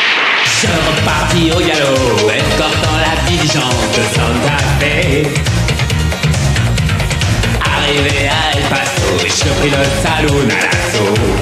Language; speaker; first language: French; native; French